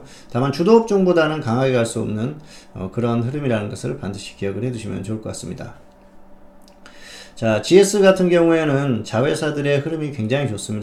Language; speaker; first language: Korean; native; Korean